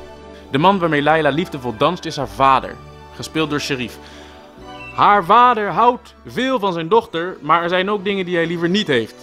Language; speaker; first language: Dutch; native; Dutch